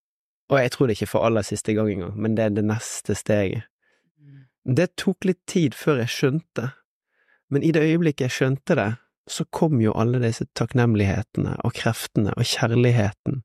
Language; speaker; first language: Norwegian; native; Norwegian